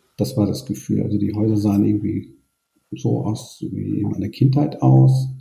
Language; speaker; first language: German; early bilingual, other home language; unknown